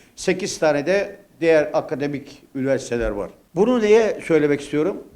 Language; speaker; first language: Turkish; native; Turkish